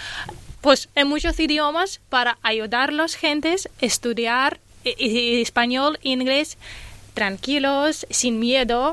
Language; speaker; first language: Spanish; non-native, learner; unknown